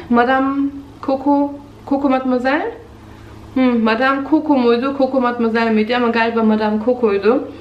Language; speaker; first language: Turkish; early bilingual, heritage; Turkish